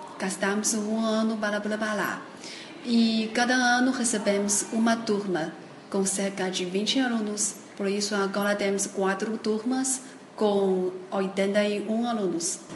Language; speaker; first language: Portuguese; non-native, fluent; Chinese